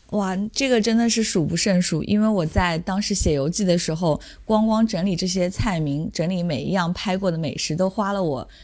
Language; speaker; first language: Chinese; native; Chinese